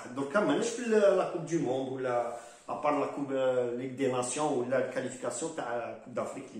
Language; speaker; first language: French; non-native, local second language; Arabic